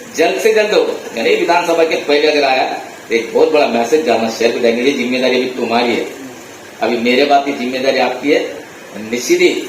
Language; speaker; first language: Hindi; non-native, local second language; Marathi